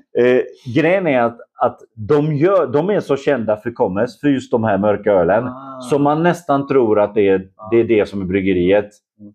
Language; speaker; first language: Swedish; non-native, fluent; Polish